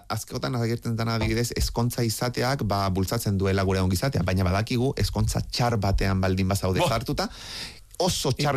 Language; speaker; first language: Basque; native; Basque